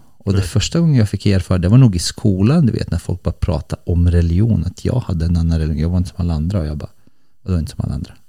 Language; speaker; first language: Swedish; early bilingual, other home language; Bosnian